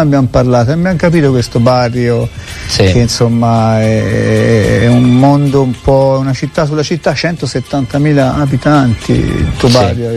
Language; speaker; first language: Italian; native; Italian